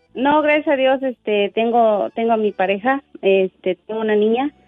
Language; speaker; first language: Spanish; native; Spanish